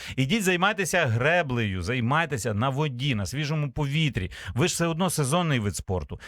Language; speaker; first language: Ukrainian; native; Ukrainian